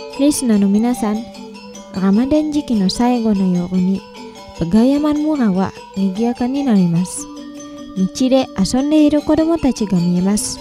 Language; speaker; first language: Japanese; non-native, fluent; Indonesian